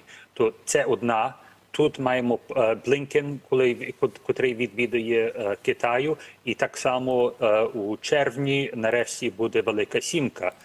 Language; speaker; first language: Ukrainian; early bilingual, heritage; Ukrainian